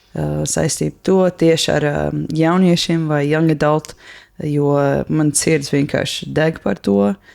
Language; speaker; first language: Latvian; non-native, learner; English